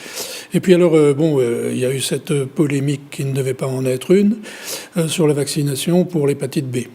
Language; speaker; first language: French; native; French